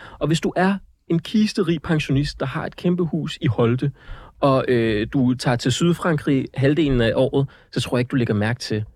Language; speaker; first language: Danish; early bilingual, other home language; Central Kurdish